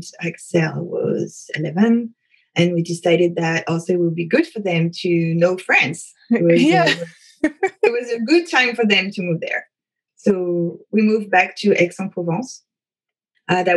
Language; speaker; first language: English; non-native, fluent; French